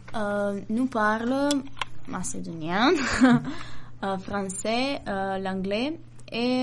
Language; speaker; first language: French; non-native, learner; Macedonian